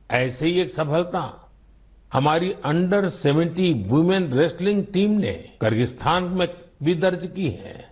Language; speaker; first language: Hindi; non-native, local second language; Gujarati